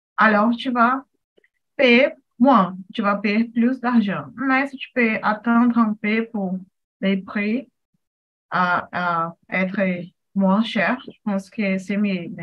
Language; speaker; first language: French; non-native, fluent; Portuguese